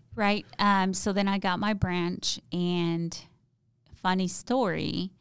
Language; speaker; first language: English; non-native, fluent; Spanish